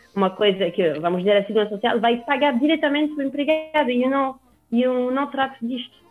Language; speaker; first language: Portuguese; non-native, fluent; French